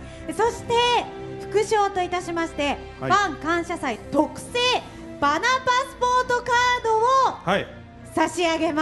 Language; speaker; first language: Japanese; native; Japanese